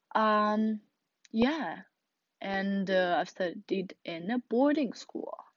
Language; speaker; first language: English; non-native, fluent; Russian